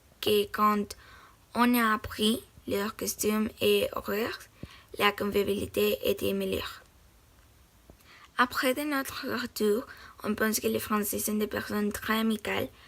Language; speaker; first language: French; non-native, learner; Spanish